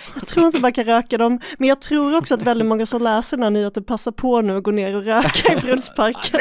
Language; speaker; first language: Swedish; native; Swedish